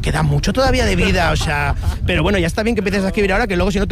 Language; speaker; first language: Spanish; native; Spanish